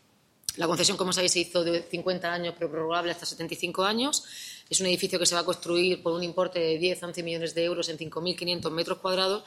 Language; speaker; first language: Spanish; native; Spanish